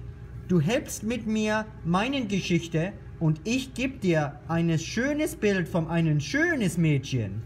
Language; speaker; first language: German; non-native, learner; English